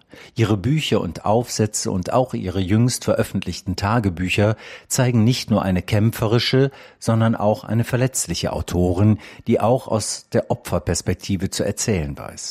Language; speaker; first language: German; native; German